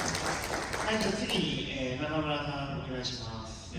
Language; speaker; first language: Japanese; native; Japanese